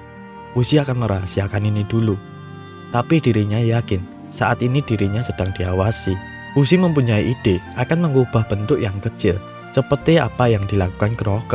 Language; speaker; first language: Indonesian; native; Indonesian